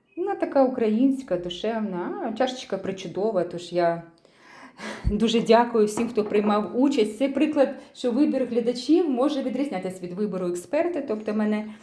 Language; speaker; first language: Ukrainian; non-native, local second language; Russian